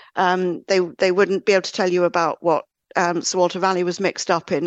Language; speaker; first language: English; native; English